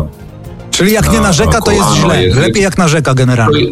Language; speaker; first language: Polish; native; Polish